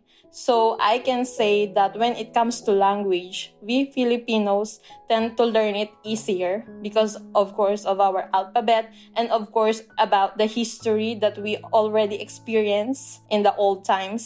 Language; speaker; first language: English; non-native, local second language; Filipino